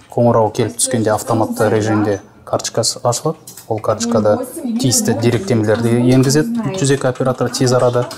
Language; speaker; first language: Kazakh; native; Kazakh